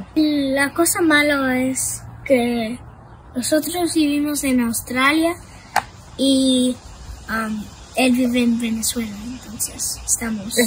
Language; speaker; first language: Spanish; early bilingual, heritage; Spanish